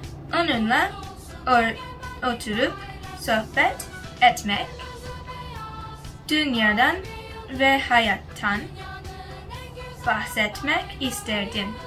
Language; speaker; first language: Turkish; early bilingual, heritage; Turkish